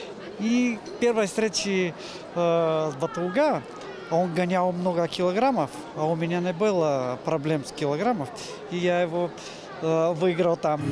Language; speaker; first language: Russian; non-native, learner; Mongolian